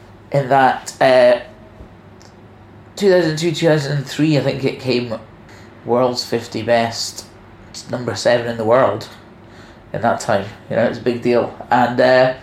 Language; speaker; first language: English; native; English